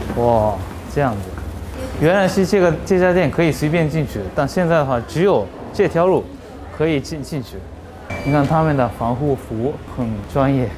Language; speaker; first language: Chinese; non-native, fluent; Japanese